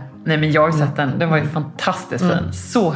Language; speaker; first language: Swedish; native; Swedish